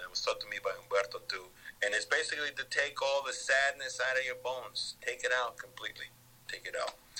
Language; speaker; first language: English; early bilingual, other home language; Spanish